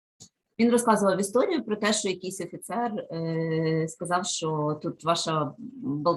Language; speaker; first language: Ukrainian; native; Ukrainian